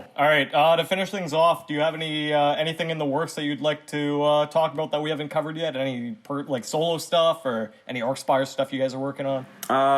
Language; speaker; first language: English; native; English